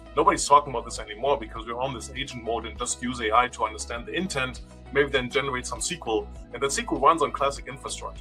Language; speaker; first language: English; non-native, fluent; German